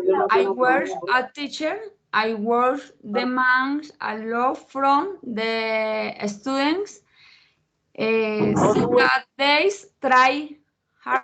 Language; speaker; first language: English; non-native, learner; Spanish